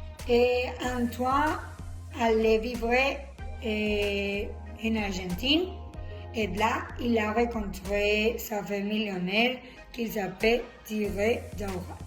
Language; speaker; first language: French; non-native, learner; Spanish